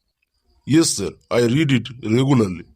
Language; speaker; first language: English; non-native, learner; Bangla